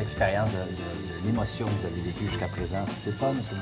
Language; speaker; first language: French; native; French